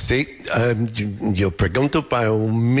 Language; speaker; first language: Spanish; non-native, learner; English